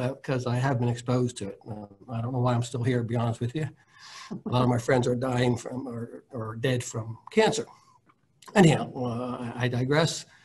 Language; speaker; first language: English; native; English